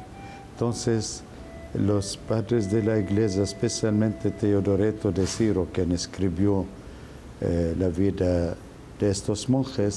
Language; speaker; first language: Spanish; non-native, fluent; Arabic